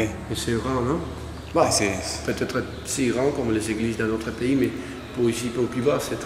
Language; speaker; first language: French; non-native, learner; Spanish